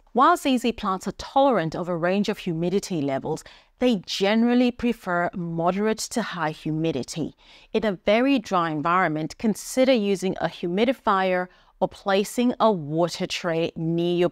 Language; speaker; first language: English; native; English